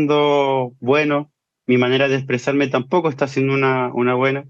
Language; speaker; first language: Spanish; native; Spanish